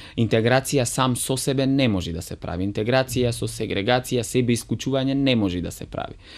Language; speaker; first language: Macedonian; non-native, local second language; Romany